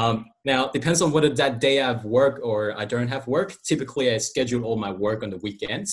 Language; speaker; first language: English; non-native, local second language; Cantonese